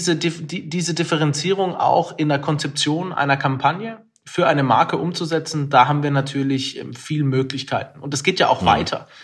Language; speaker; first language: German; native; German